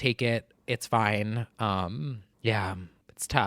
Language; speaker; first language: English; native; English